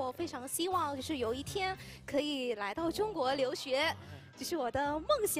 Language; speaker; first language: Chinese; non-native, fluent; Indonesian